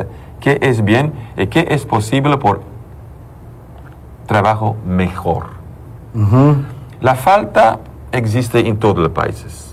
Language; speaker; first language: Spanish; non-native, learner; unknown